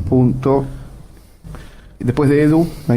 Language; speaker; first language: Spanish; native; Spanish